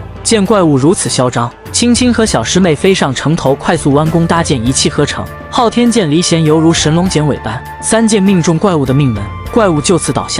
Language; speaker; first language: Chinese; native; Chinese